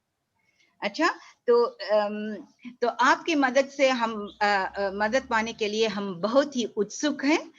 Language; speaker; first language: Hindi; non-native, fluent; English